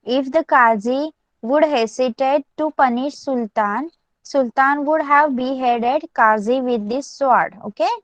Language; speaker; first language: English; non-native, local second language; Marathi